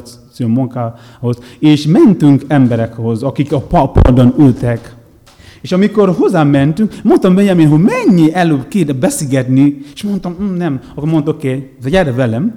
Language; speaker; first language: Hungarian; non-native, learner; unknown